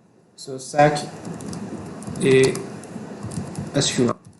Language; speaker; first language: French; non-native, fluent; Malay